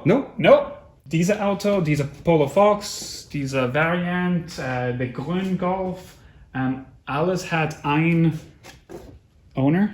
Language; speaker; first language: German; non-native, learner; English